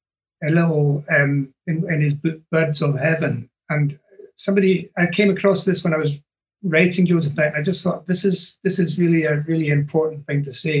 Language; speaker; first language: English; native; English